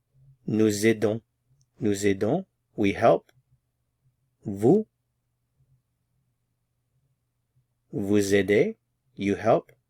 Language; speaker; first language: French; non-native, fluent; English